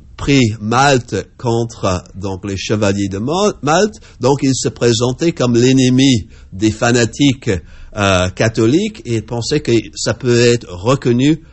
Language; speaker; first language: French; non-native, fluent; English